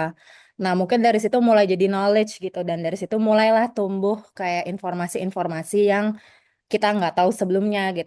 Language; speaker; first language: Indonesian; native; Indonesian